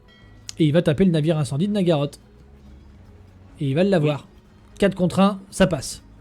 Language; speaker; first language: French; native; French